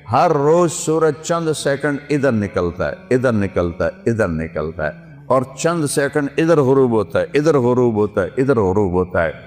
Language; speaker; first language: Urdu; non-native, local second language; Saraiki